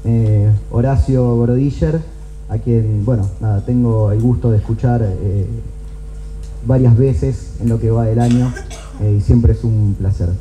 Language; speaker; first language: Spanish; native; Spanish